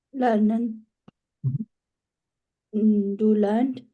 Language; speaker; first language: German; non-native, learner; Urdu